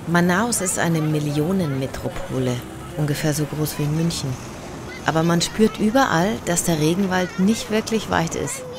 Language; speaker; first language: German; native; German